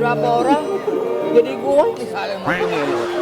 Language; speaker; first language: Indonesian; native; Indonesian